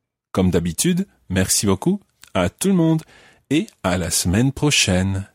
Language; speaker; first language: French; non-native, fluent; English